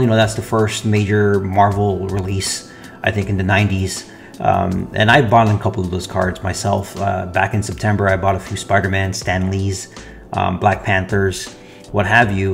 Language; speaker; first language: English; native; English